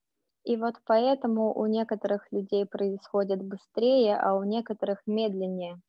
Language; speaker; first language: Russian; native; Russian